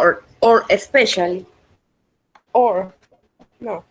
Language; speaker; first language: English; non-native, learner; Spanish